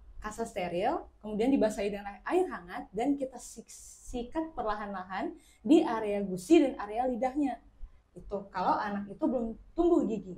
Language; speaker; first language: Indonesian; native; Indonesian